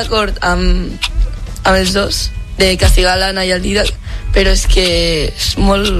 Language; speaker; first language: Catalan; non-native, local second language; Spanish